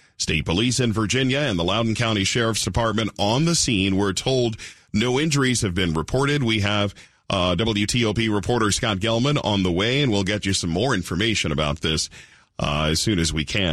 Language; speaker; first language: English; native; English